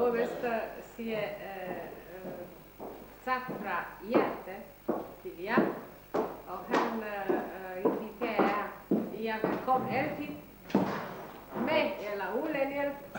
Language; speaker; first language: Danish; non-native, learner; Romanian